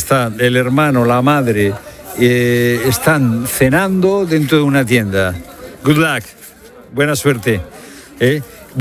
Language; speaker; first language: Spanish; native; Spanish